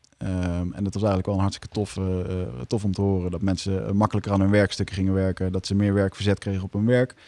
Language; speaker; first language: Dutch; native; Dutch